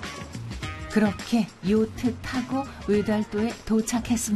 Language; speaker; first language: Korean; native; Korean